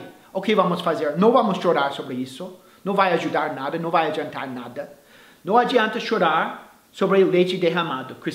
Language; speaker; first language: Portuguese; non-native, fluent; English